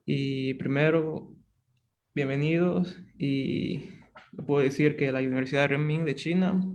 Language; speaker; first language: Spanish; non-native, fluent; Chinese